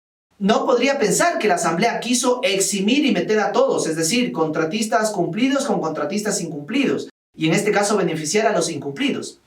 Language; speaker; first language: Spanish; native; Spanish